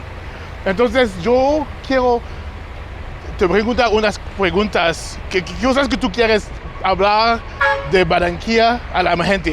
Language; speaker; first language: Spanish; non-native, learner; English